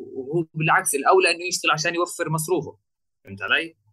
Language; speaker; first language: Arabic; native; Arabic